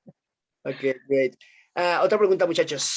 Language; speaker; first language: Spanish; native; Spanish